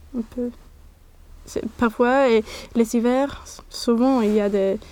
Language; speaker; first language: French; non-native, learner; Swedish